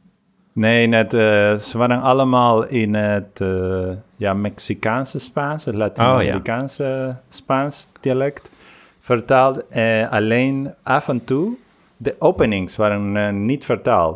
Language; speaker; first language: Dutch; non-native, fluent; Spanish